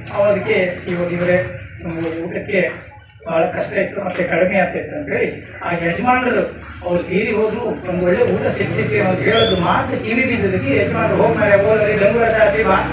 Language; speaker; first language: Kannada; native; Kannada